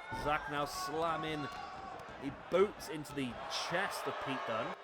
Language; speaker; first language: English; native; English